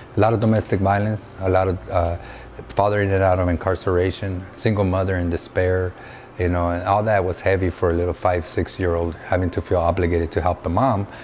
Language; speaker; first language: English; native; English